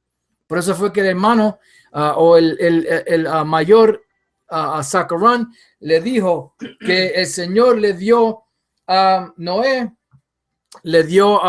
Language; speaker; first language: Spanish; early bilingual, heritage; English